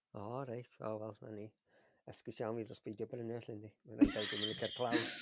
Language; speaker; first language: Welsh; native; Welsh